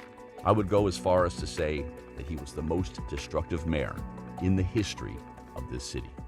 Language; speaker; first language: English; native; English